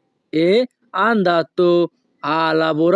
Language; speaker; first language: Italian; non-native, fluent; Bangla